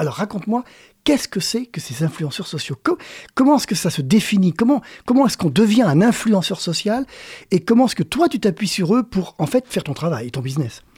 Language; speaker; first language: French; native; French